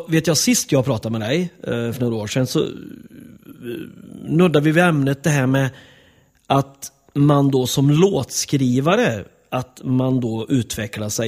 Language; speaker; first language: Swedish; native; Swedish